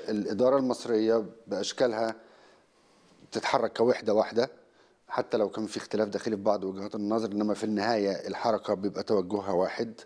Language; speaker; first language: Arabic; native; Arabic